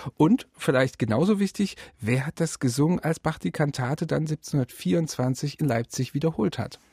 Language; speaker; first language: German; native; German